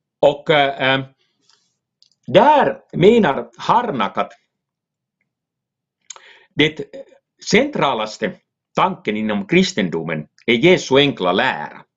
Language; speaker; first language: Swedish; non-native, local second language; Finnish